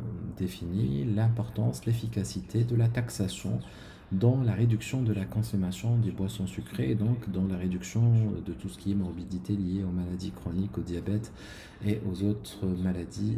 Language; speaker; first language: French; non-native, local second language; Arabic